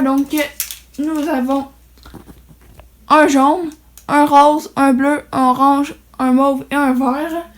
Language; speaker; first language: French; native; French